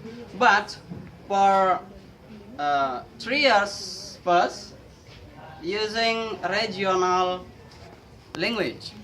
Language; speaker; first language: English; non-native, learner; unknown